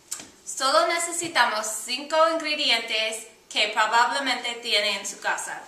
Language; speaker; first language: Spanish; non-native, learner; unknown